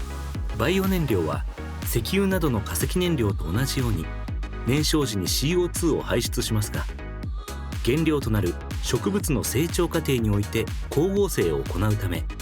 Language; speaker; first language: Japanese; native; Japanese